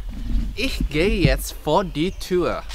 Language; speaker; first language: German; non-native, fluent; Indonesian